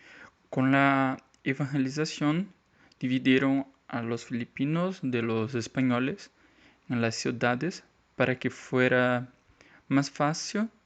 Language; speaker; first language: Spanish; non-native, learner; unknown